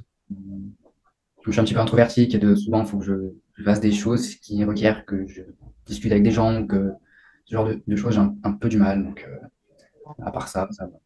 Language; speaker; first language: French; native; French